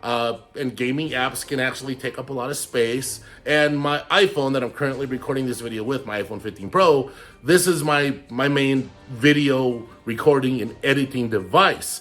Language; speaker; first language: English; native; English